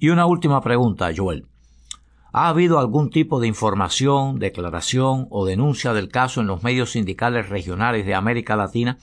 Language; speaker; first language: Spanish; native; Spanish